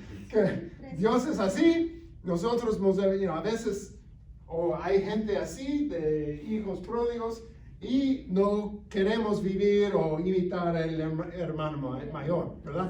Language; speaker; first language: Spanish; non-native, fluent; English